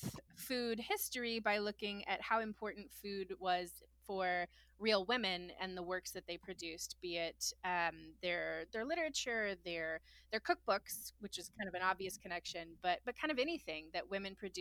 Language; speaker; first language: English; native; English